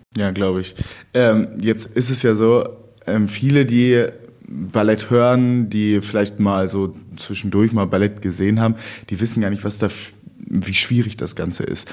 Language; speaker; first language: German; native; German